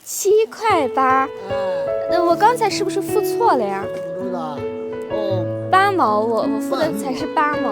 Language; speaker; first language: Chinese; non-native, fluent; Persian